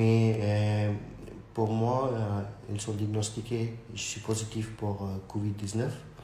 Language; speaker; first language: French; non-native, learner; Urdu